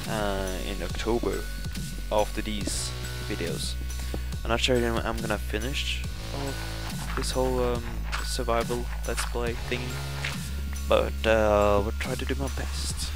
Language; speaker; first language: English; non-native, fluent; Swedish